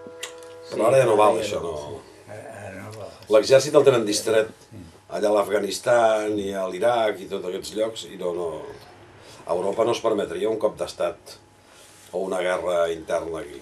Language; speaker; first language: Catalan; native; Catalan